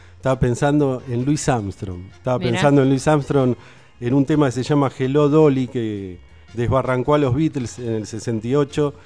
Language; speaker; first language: Spanish; native; Spanish